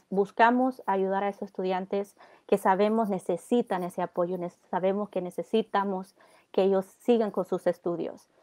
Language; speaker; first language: Spanish; early bilingual, heritage; Spanish